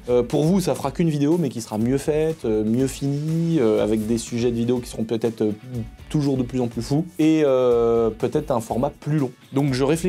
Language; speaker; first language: French; native; French